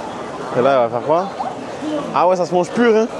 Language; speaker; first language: French; native; French